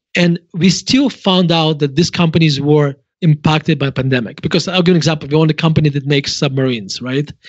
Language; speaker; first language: English; non-native, fluent; Russian